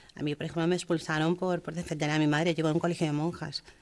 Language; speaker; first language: Spanish; early bilingual, heritage; German